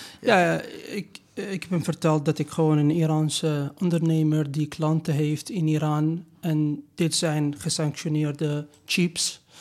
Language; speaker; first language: Dutch; non-native, learner; Persian